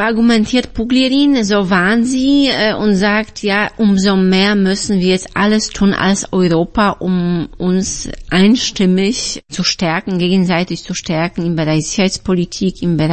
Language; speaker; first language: German; non-native, fluent; Polish